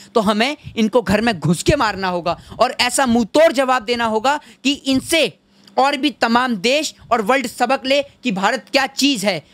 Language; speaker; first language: Hindi; native; Hindi